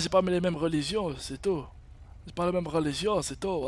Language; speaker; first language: French; native; French